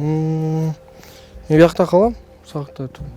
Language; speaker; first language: Kyrgyz; non-native, learner; Russian